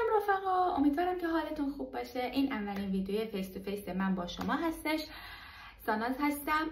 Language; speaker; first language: Persian; non-native, local second language; Azerbaijani